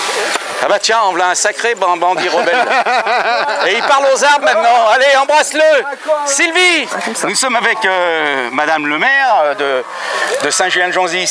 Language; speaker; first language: French; native; French